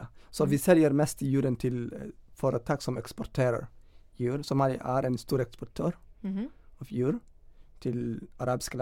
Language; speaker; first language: Swedish; non-native, fluent; Somali